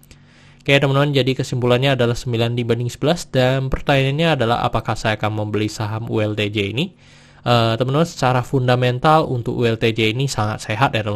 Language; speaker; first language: Indonesian; native; Indonesian